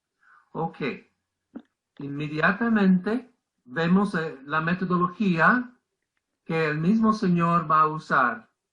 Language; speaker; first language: Spanish; non-native, fluent; English